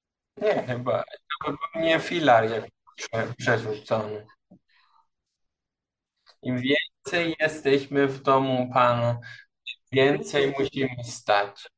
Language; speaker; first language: Polish; non-native, learner; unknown